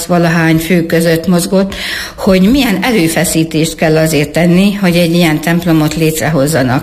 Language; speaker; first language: Hungarian; native; Hungarian